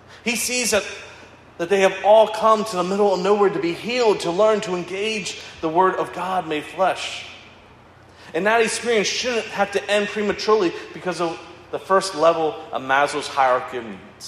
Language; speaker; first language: English; native; English